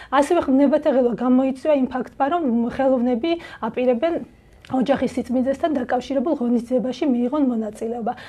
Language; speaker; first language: Georgian; native; Georgian